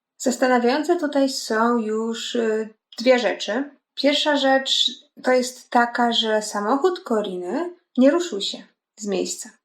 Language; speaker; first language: Polish; native; Polish